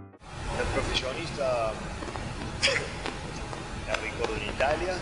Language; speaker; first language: Italian; non-native, fluent; Spanish